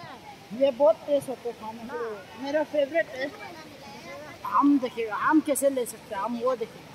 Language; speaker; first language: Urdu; non-native, local second language; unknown